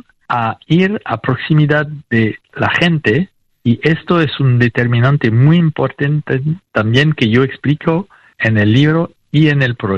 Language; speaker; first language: Spanish; non-native, fluent; French